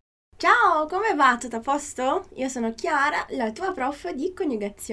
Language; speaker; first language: Italian; non-native, fluent; Portuguese